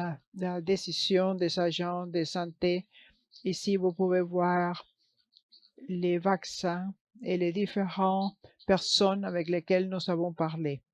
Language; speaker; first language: French; non-native, learner; English